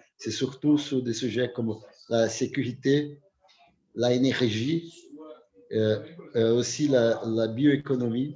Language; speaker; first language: French; non-native, fluent; Portuguese